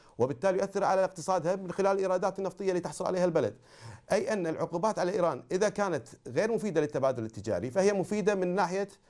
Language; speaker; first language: Arabic; native; Arabic